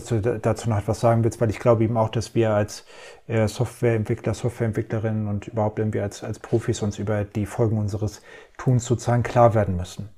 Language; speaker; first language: German; native; German